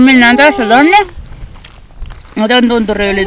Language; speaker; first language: Finnish; native; Finnish